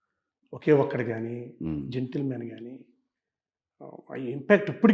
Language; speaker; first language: Telugu; native; Telugu